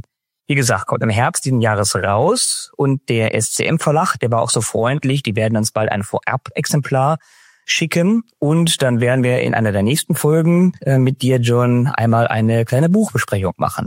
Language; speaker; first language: German; native; German